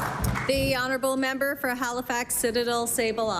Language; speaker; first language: English; native; English